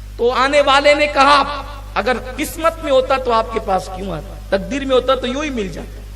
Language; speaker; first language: Urdu; native; Urdu